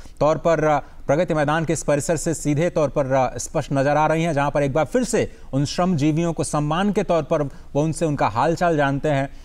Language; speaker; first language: Hindi; native; Hindi